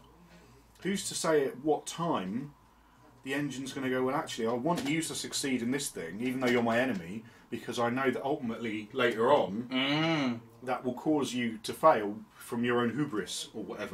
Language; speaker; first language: English; native; English